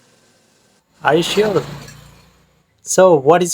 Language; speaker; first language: English; non-native, fluent; Bangla